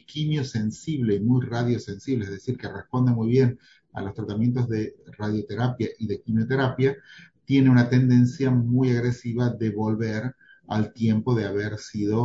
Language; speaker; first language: Spanish; native; Spanish